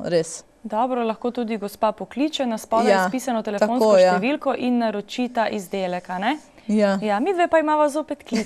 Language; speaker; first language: Slovenian; native; Slovenian